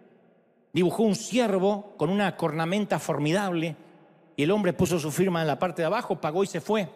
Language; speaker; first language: Spanish; native; Spanish